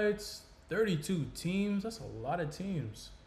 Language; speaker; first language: English; native; English